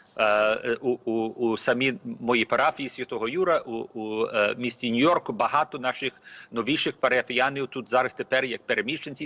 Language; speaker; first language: Ukrainian; early bilingual, heritage; Ukrainian